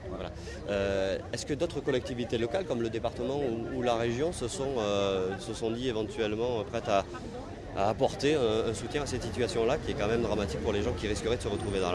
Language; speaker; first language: French; native; French